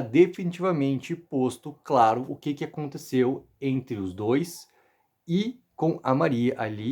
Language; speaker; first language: Portuguese; native; Portuguese